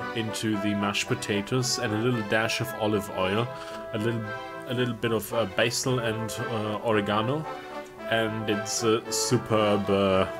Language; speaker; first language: English; non-native, fluent; German